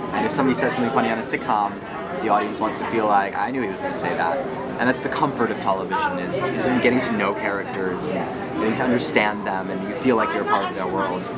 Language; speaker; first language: English; early bilingual, other home language; Hebrew